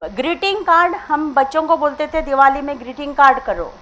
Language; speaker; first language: Hindi; non-native, local second language; Marathi